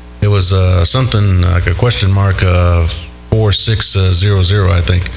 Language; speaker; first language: English; native; English